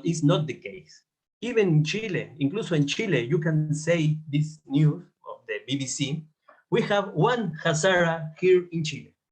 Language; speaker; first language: English; non-native, fluent; Spanish